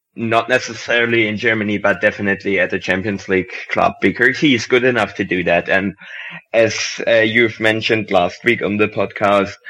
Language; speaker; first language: English; non-native, fluent; German